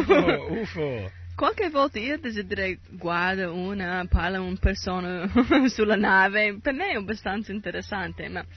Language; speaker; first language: Italian; non-native, learner; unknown